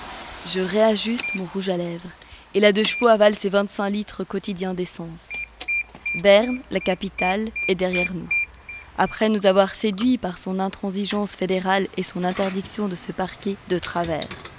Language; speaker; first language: French; native; French